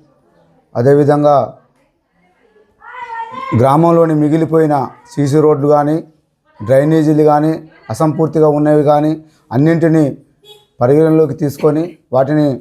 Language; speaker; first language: Telugu; native; Telugu